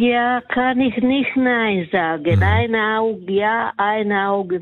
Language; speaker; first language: German; non-native, learner; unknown